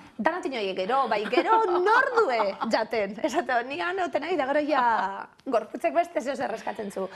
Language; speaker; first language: Basque; native; Basque